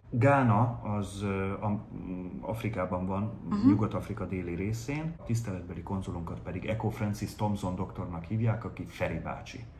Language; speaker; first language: Hungarian; native; Hungarian